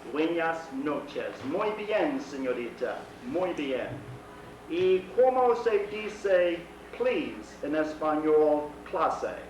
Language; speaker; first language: Spanish; non-native, fluent; English